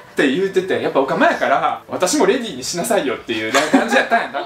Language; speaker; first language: Japanese; early bilingual, other home language; Russian